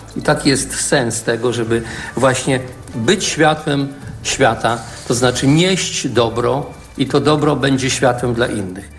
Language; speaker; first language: Polish; native; Polish